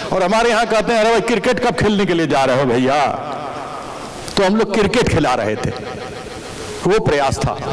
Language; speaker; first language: Hindi; native; Hindi